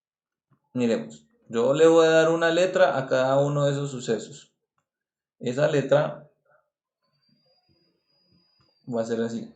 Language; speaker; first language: Spanish; native; Spanish